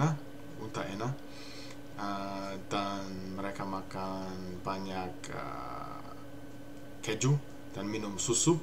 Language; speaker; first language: Indonesian; non-native, learner; English